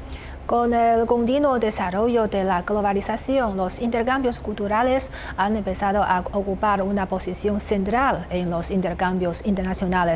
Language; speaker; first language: Spanish; non-native, fluent; Chinese